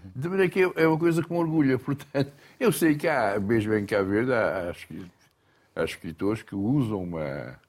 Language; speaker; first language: Portuguese; non-native, local second language; Kabuverdianu